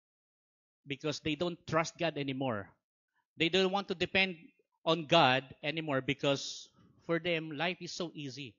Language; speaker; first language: English; non-native, local second language; Filipino